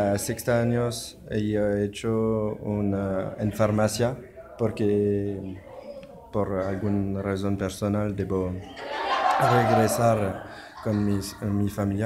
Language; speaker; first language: Spanish; non-native, learner; French